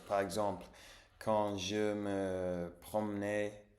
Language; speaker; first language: French; non-native, learner; English